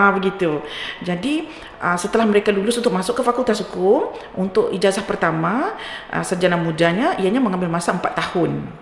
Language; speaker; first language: Malay; native; Malay